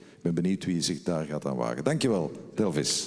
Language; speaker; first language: Dutch; native; Dutch